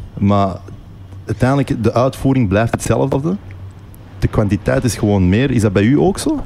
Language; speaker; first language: Dutch; non-native, local second language; French